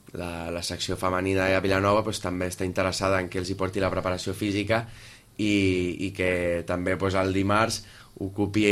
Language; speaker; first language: Catalan; native; Catalan